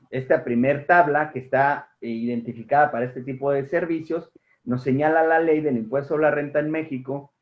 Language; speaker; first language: Spanish; native; Spanish